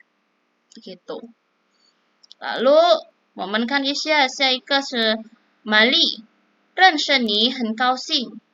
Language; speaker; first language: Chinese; non-native, fluent; Indonesian